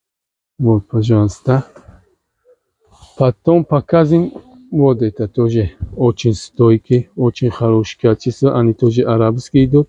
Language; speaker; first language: Russian; non-native, learner; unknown